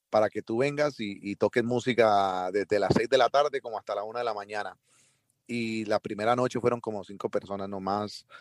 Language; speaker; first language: Spanish; early bilingual, heritage; Spanish